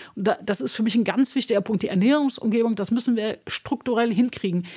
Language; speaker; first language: German; native; German